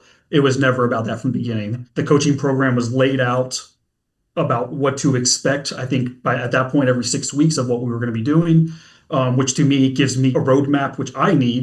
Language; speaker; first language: English; native; English